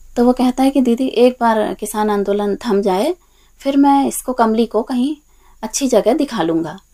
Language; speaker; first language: Hindi; native; Hindi